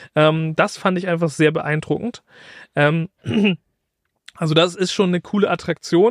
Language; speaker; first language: German; native; German